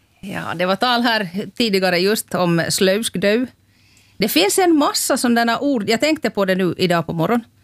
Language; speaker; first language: Swedish; native; Swedish